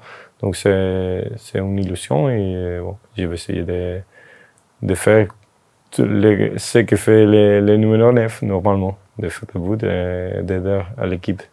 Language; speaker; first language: French; non-native, fluent; Spanish